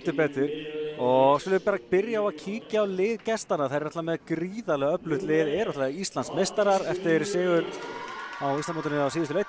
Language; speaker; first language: Icelandic; native; Icelandic